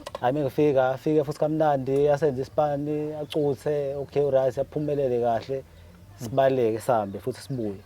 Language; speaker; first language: Zulu; native; Zulu